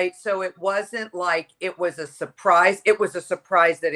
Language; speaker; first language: English; native; English